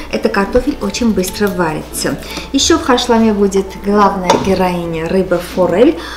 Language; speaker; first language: Russian; non-native, local second language; Armenian